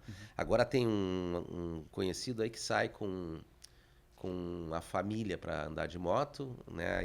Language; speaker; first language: Portuguese; native; Portuguese